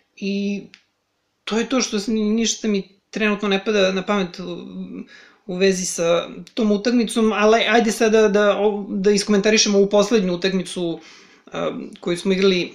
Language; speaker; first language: Serbian; native; Serbian